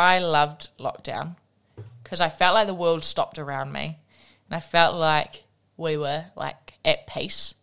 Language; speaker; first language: English; native; English